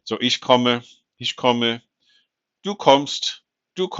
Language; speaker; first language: German; non-native, fluent; English